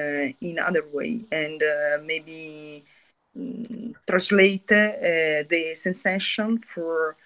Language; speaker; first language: English; non-native, learner; Italian